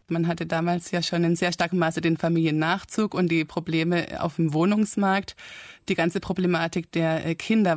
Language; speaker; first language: German; native; German